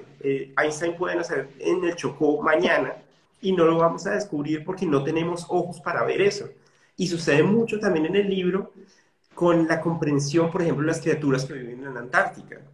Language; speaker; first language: Spanish; native; Spanish